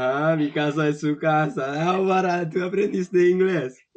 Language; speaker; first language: Spanish; non-native, learner; English